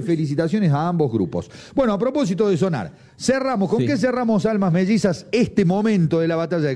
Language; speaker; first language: Spanish; native; Spanish